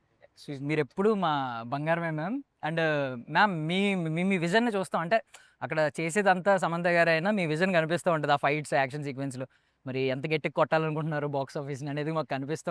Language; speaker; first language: Telugu; native; Telugu